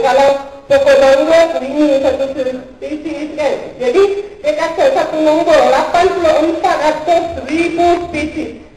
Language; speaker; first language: Malay; non-native, local second language; Tamil